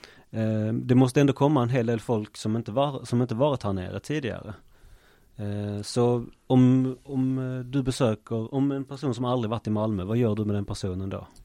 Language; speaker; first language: Swedish; native; Swedish